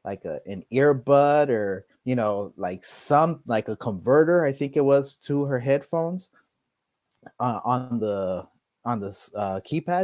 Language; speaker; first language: English; native; English